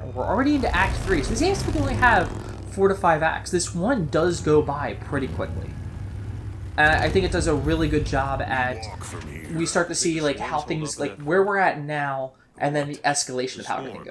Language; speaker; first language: English; native; English